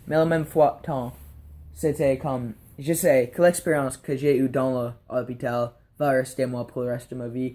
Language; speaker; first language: French; non-native, learner; English